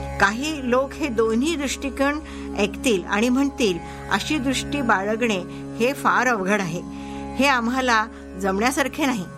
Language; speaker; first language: Marathi; native; Marathi